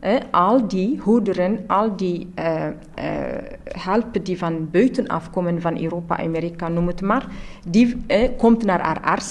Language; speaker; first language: Dutch; non-native, learner; Tigrinya